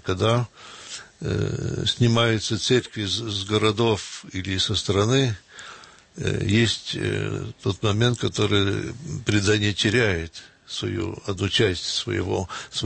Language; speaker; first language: Russian; early bilingual, heritage; Russian